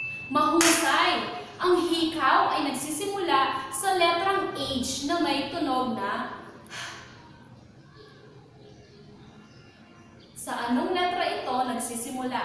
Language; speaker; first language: Filipino; native; Filipino